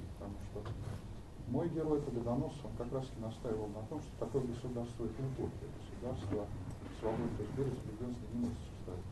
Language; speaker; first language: Russian; native; Russian